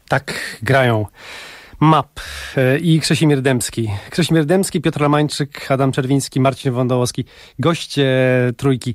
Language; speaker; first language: Polish; native; Polish